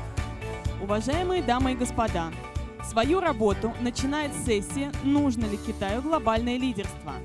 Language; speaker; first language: Russian; native; Russian